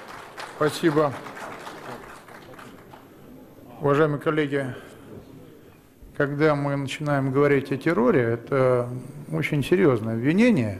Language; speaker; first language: Russian; native; Russian